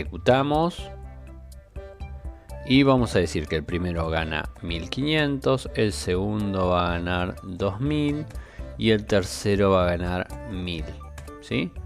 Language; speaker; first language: Spanish; native; Spanish